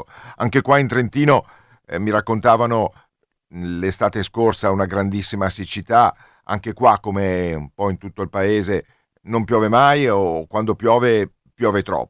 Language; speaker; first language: Italian; native; Italian